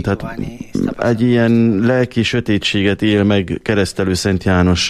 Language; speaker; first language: Hungarian; native; Hungarian